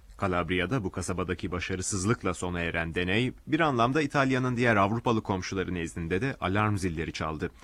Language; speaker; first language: Turkish; native; Turkish